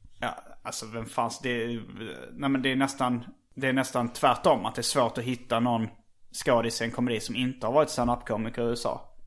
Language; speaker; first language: Swedish; native; Swedish